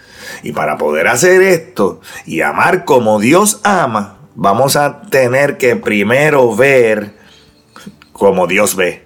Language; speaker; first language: Spanish; native; Spanish